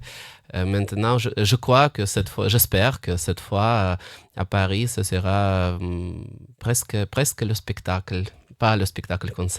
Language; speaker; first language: French; non-native, fluent; Russian